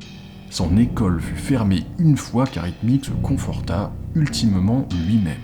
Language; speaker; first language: French; native; French